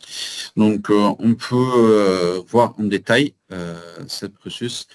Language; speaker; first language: French; non-native, learner; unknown